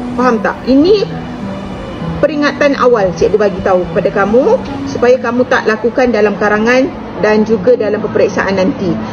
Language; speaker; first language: Malay; native; Malay